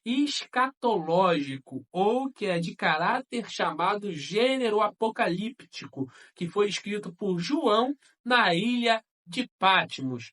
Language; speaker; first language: Portuguese; native; Portuguese